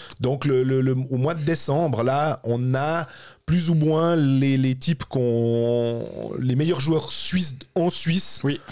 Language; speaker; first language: French; native; French